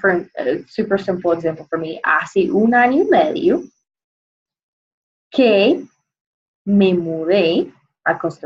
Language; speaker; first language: Spanish; non-native, fluent; English